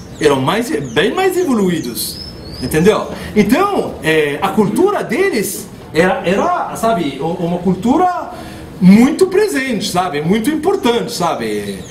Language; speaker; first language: Portuguese; non-native, fluent; Arabic